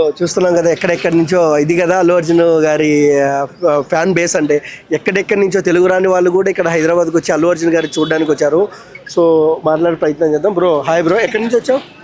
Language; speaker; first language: Telugu; native; Telugu